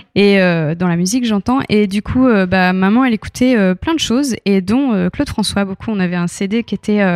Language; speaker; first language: French; native; French